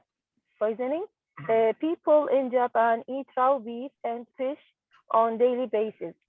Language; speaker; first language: English; non-native, learner; Arabic